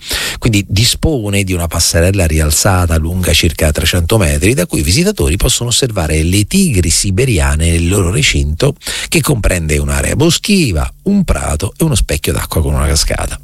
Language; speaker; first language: Italian; native; Italian